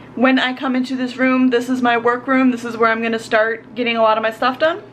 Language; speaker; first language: English; native; English